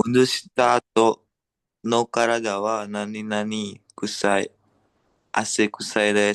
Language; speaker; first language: Japanese; non-native, learner; Indonesian